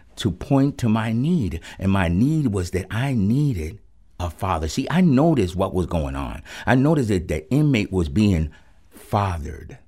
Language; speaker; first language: English; early bilingual, other home language; Spanish